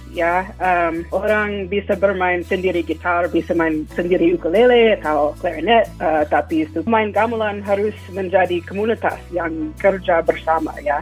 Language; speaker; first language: Indonesian; non-native, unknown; English